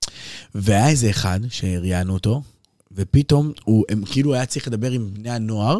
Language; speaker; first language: Hebrew; native; Hebrew